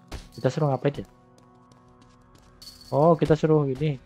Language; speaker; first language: Indonesian; native; Indonesian